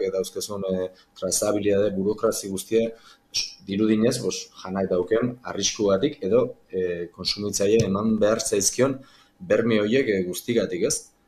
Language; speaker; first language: Basque; native; Basque